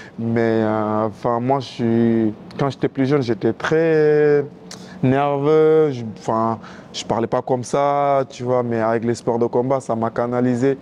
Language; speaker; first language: French; non-native, local second language; Wolof